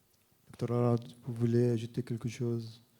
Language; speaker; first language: French; non-native, fluent; Arabic